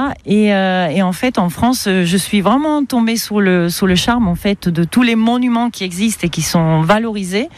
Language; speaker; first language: French; non-native, fluent; Spanish